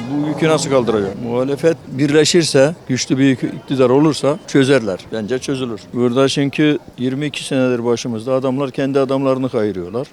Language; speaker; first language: Turkish; native; Turkish